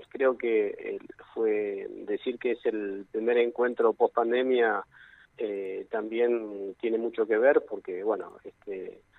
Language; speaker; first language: Spanish; native; Spanish